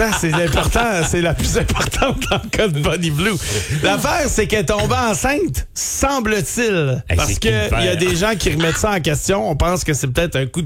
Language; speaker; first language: French; native; French